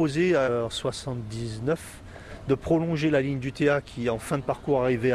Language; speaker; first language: French; native; French